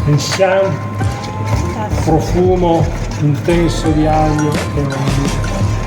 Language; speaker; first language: Italian; non-native, learner; Chinese